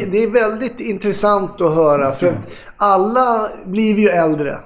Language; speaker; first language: Swedish; native; Swedish